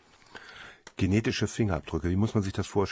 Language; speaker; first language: German; native; German